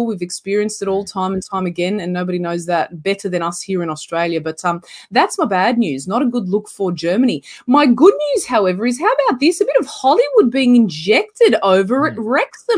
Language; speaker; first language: English; native; English